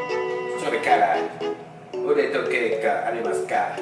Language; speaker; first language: Japanese; non-native, learner; English